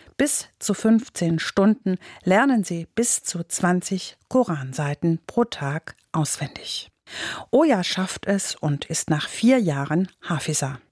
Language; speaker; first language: German; native; German